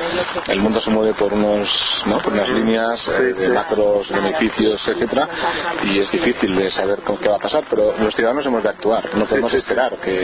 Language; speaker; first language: Spanish; native; Spanish